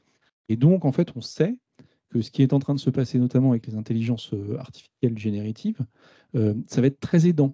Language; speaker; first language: French; native; French